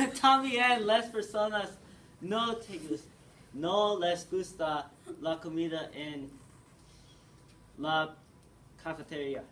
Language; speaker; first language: Spanish; non-native, learner; English